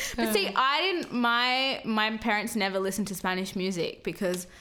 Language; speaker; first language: English; native; English